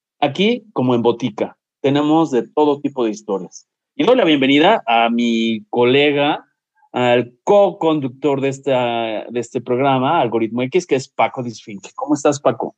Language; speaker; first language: Spanish; native; Spanish